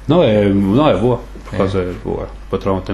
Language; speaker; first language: Portuguese; early bilingual, other home language; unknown